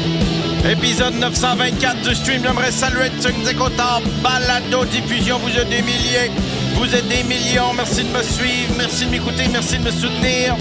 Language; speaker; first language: French; native; French